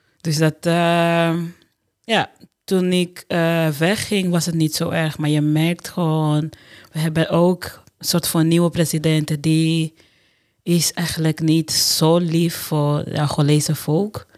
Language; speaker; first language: Dutch; non-native, fluent; Portuguese